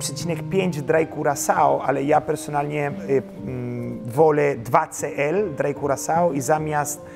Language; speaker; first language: Polish; early bilingual, heritage; Polish